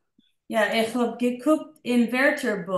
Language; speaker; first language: German; non-native, learner; English